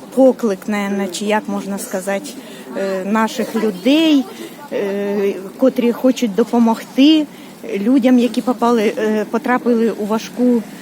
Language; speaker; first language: Ukrainian; non-native, local second language; Russian